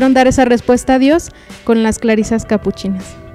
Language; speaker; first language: Spanish; native; Spanish